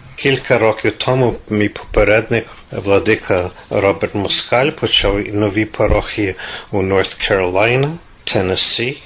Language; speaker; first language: Ukrainian; early bilingual, heritage; Ukrainian